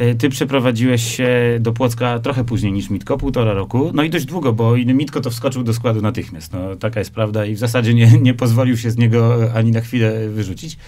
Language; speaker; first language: Polish; native; Polish